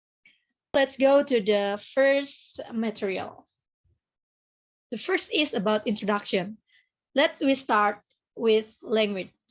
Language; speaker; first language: English; non-native, learner; Indonesian